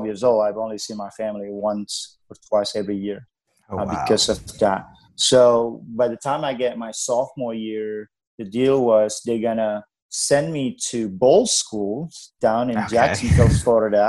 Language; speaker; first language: English; non-native, fluent; Indonesian